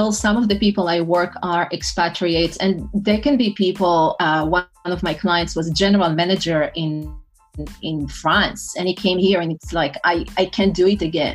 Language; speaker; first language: English; non-native, fluent; Hebrew